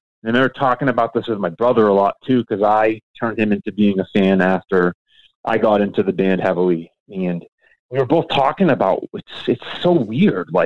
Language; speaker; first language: English; native; English